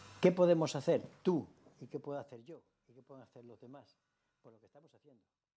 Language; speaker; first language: Spanish; native; Spanish